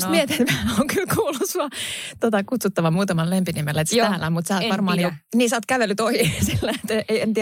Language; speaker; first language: Finnish; native; Finnish